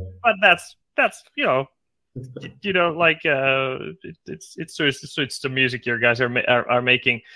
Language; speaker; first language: English; non-native, fluent; Finnish